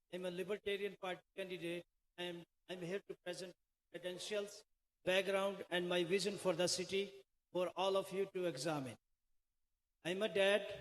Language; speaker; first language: English; non-native, local second language; Hindi